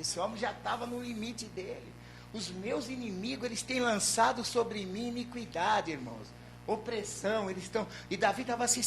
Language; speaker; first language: Portuguese; native; Portuguese